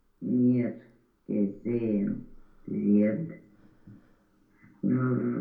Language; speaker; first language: German; non-native, learner; Romanian